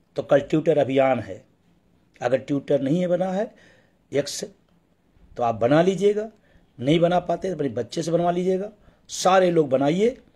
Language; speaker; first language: Hindi; native; Hindi